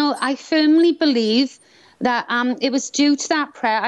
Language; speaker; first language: English; native; English